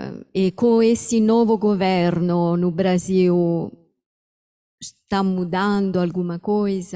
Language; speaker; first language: Portuguese; non-native, fluent; Italian